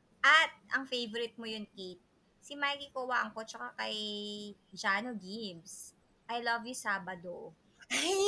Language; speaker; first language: Filipino; native; Filipino